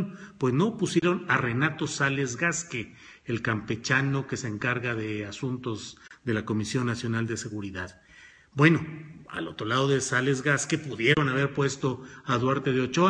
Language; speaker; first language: Spanish; native; Spanish